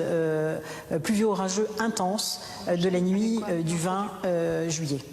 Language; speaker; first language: French; native; French